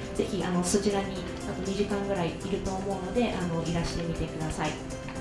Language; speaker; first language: Japanese; native; Japanese